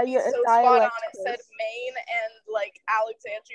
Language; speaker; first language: English; native; English